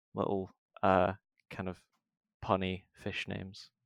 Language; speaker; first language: English; native; English